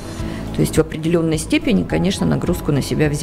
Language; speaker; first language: Russian; native; Russian